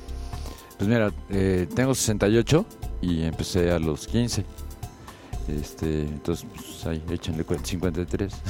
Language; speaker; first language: Spanish; native; Spanish